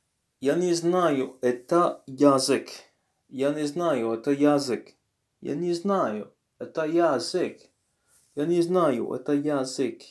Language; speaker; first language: Russian; non-native, learner; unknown